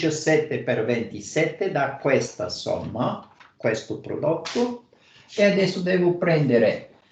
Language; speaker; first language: Italian; non-native, fluent; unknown